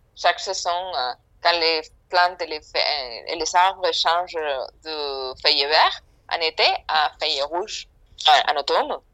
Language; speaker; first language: French; non-native, fluent; Spanish